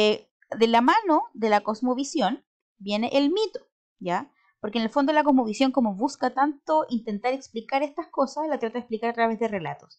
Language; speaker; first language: Spanish; native; Spanish